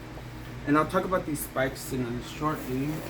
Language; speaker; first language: English; native; English